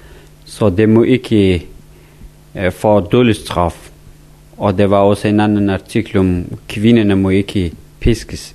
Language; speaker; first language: Danish; non-native, learner; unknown